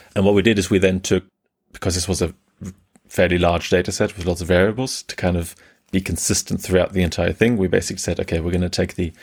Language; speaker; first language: English; early bilingual, other home language; German